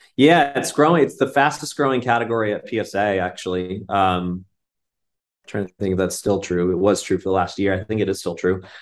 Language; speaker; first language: English; native; English